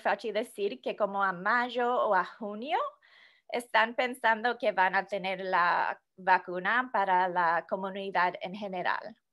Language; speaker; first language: Spanish; non-native, fluent; English